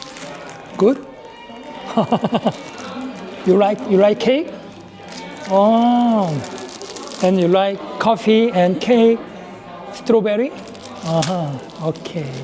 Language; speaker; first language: English; non-native, learner; Korean